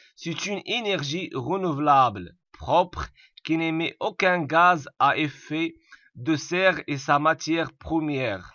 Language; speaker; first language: French; non-native, local second language; Arabic